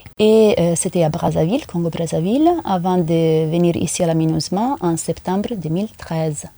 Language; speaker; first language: French; non-native, fluent; Italian